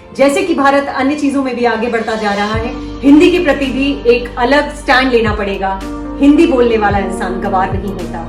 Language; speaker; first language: Hindi; native; Hindi